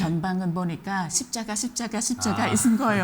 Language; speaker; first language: Korean; non-native, fluent; Vietnamese